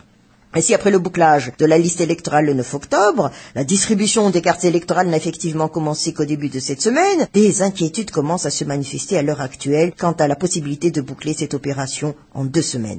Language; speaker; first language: French; non-native, local second language; Malagasy